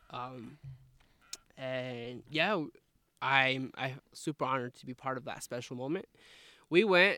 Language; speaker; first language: English; early bilingual, other home language; Spanish